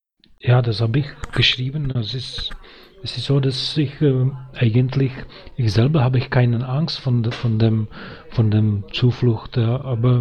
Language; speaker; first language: German; non-native, fluent; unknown